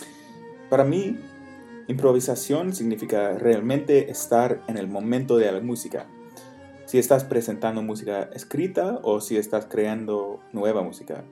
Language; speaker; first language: Spanish; non-native, fluent; English